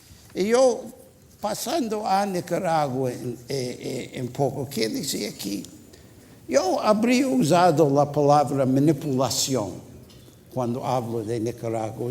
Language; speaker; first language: Spanish; non-native, fluent; English